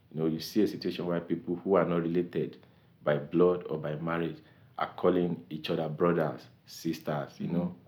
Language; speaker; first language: English; non-native, local second language; Yoruba